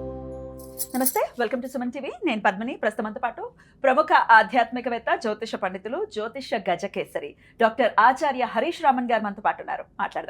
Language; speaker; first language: Telugu; native; Telugu